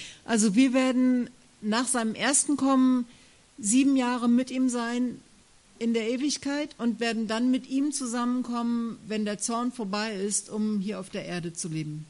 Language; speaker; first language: German; native; German